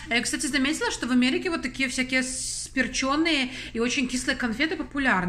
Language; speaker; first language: Russian; native; Russian